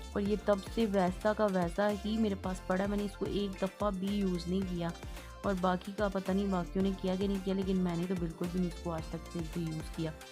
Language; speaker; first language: Urdu; native; Urdu